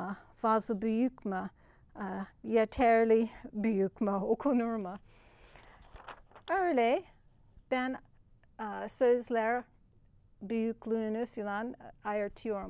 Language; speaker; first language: Turkish; non-native, fluent; English